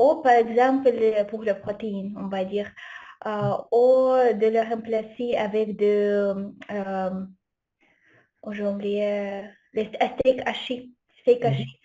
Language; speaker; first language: French; non-native, fluent; Ukrainian